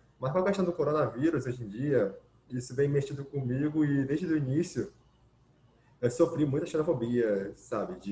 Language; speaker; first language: Portuguese; early bilingual, other home language; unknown